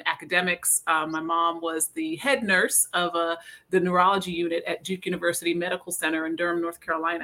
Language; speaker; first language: English; native; English